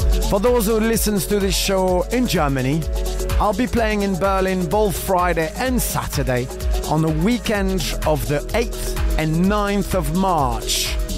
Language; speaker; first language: English; non-native, fluent; French